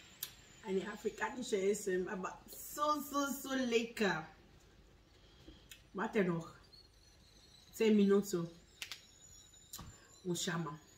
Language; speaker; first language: German; non-native, learner; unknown